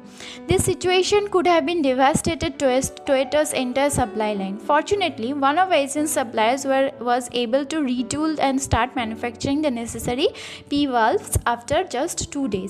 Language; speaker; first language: English; non-native, local second language; Bangla